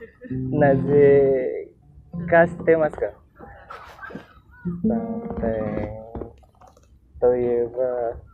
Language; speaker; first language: Japanese; non-native, learner; Indonesian